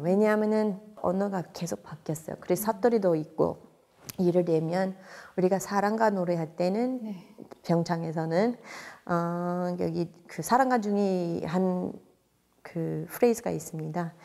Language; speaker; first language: Korean; non-native, fluent; English